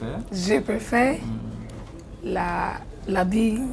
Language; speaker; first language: French; non-native, learner; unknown